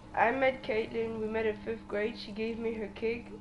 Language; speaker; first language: English; early bilingual, other home language; Spanish